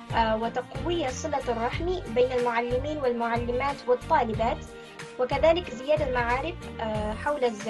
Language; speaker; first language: Arabic; non-native, learner; Malay